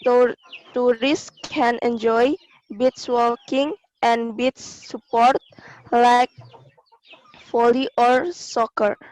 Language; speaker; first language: English; non-native, learner; Indonesian